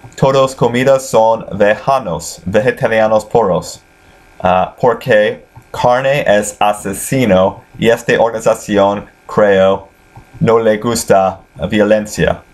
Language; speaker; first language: Spanish; non-native, learner; English